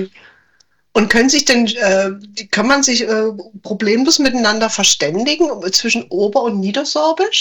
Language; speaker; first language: German; native; German